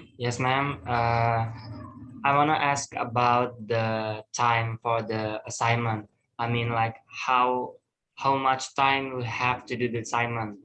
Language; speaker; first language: English; non-native, learner; Indonesian